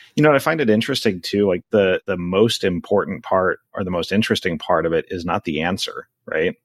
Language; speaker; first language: English; native; English